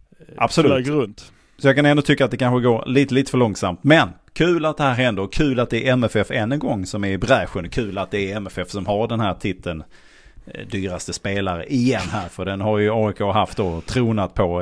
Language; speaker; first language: Swedish; native; Swedish